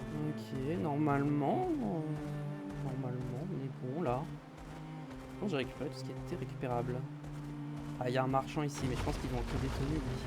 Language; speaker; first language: French; native; French